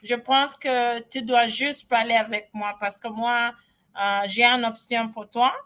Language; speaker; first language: French; non-native, learner; English